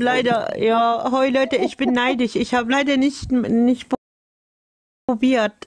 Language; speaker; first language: German; non-native, learner; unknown